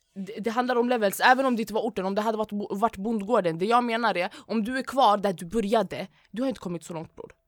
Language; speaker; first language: Swedish; early bilingual, other home language; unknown